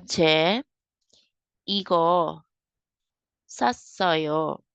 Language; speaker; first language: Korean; non-native, learner; Kinaray-a